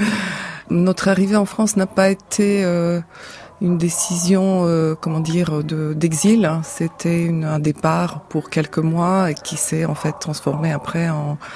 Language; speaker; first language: French; non-native, fluent; Bulgarian